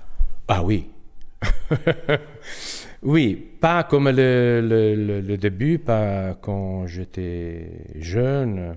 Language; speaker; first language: French; non-native, fluent; Italian